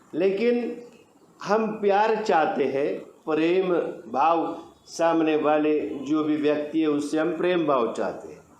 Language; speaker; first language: Hindi; non-native, local second language; Marathi